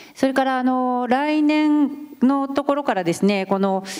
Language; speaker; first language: Japanese; native; Japanese